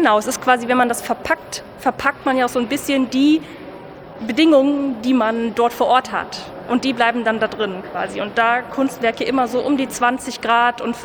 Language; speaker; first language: German; native; German